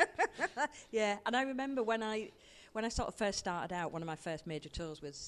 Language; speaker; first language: English; native; English